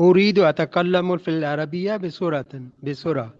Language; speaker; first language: Arabic; non-native, learner; Urdu